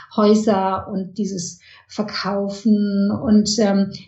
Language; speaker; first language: German; early bilingual, heritage; German